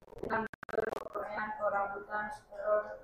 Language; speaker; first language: English; non-native, learner; Indonesian